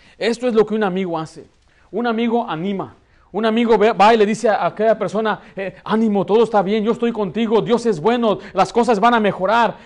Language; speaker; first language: Spanish; early bilingual, heritage; Spanish